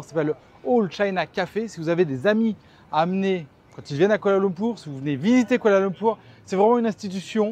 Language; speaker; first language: French; native; French